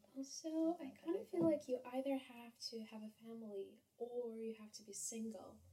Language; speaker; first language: English; non-native, fluent; Kazakh